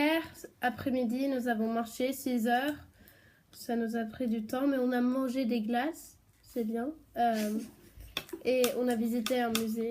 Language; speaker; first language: French; non-native, learner; Swedish